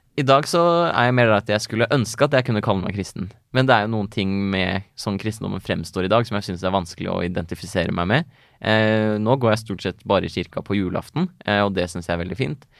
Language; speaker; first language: Norwegian; native; Norwegian